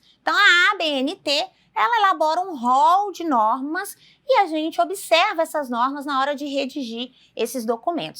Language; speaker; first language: Portuguese; native; Portuguese